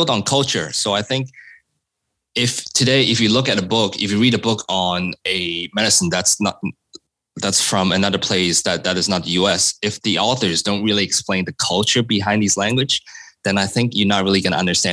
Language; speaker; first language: English; non-native, local second language; Cantonese